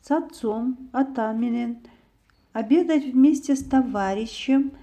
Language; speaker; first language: Russian; non-native, local second language; Kyrgyz